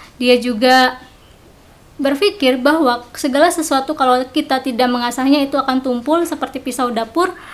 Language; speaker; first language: Indonesian; non-native, local second language; Sundanese